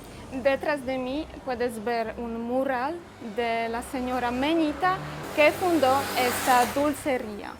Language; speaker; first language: Spanish; non-native, fluent; Polish